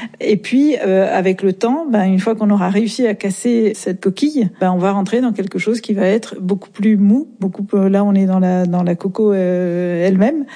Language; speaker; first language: French; native; French